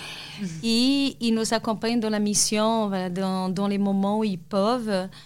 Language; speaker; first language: French; non-native, fluent; Portuguese